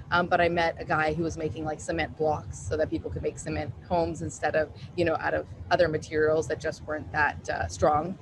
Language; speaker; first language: English; native; English